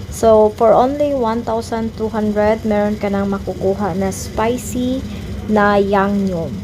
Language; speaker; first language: Filipino; non-native, local second language; Cebuano